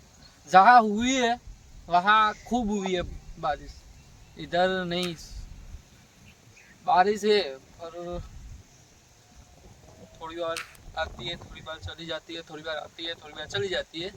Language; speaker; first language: Hindi; non-native, local second language; Gujarati